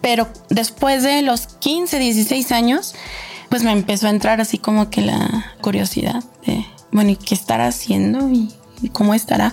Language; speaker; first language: Spanish; native; Spanish